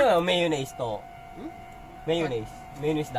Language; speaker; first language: Japanese; non-native, learner; Filipino